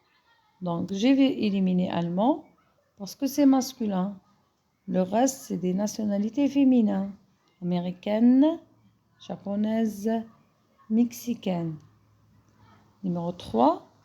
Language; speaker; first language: French; non-native, fluent; Arabic